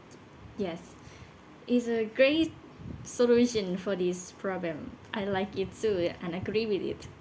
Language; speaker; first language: English; non-native, learner; Thai